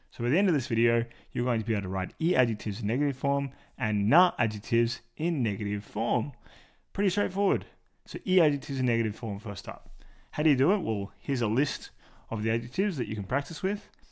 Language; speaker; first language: English; native; English